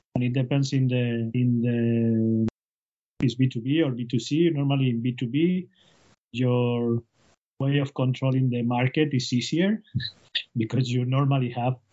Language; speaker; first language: English; non-native, fluent; Spanish